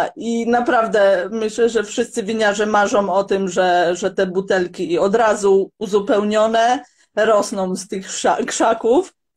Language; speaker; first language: Polish; non-native, fluent; Croatian